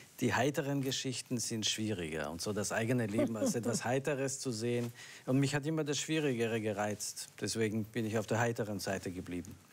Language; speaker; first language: German; early bilingual, other home language; Polish